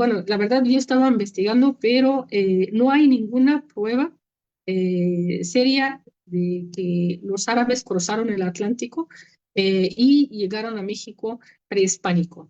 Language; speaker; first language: Spanish; non-native, fluent; Arabic